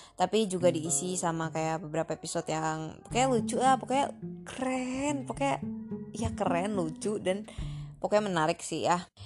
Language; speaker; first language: Indonesian; native; Indonesian